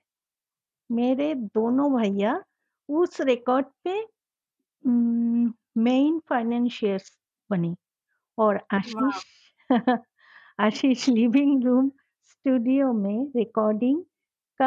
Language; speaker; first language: English; non-native, local second language; Bangla